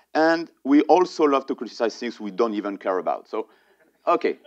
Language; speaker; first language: English; non-native, fluent; French